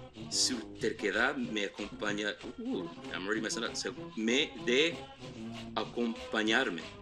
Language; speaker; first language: Spanish; early bilingual, heritage; Spanish